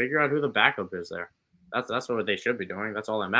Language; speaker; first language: English; native; English